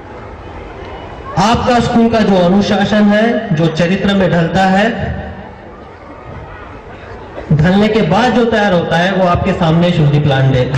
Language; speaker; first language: Hindi; non-native, local second language; Marathi